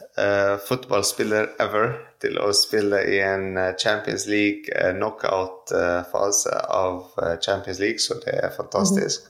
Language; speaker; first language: Norwegian; non-native, fluent; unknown